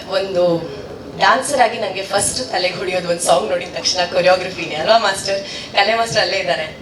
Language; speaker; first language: Kannada; non-native, local second language; Tamil